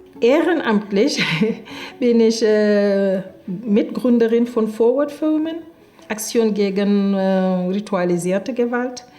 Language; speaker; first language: German; non-native, fluent; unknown